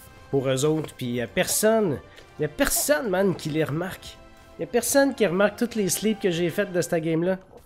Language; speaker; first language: French; native; French